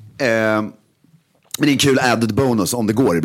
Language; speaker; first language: Swedish; native; Swedish